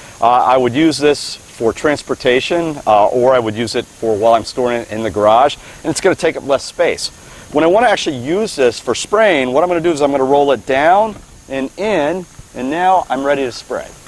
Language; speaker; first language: English; native; English